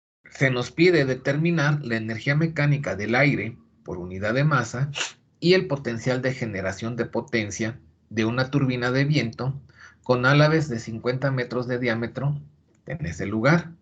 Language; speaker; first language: Spanish; native; Spanish